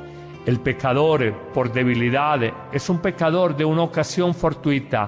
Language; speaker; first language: Spanish; native; Spanish